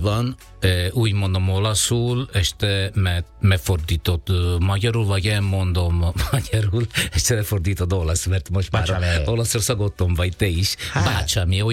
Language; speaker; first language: Hungarian; non-native, learner; Italian